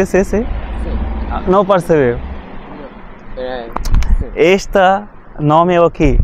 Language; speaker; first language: Portuguese; non-native, learner; Bangla